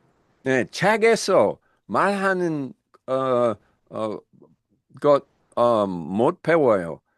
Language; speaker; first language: Korean; non-native, learner; English